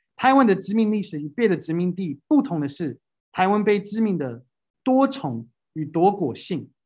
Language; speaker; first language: Chinese; non-native, fluent; English